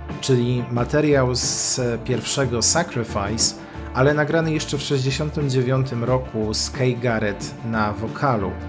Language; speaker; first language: Polish; native; Polish